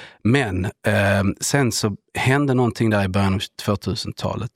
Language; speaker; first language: Swedish; native; Swedish